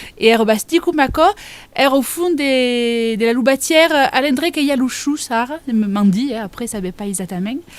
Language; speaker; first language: Occitan; native; Occitan